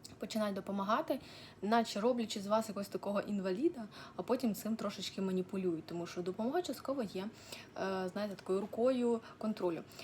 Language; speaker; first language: Ukrainian; non-native, local second language; Russian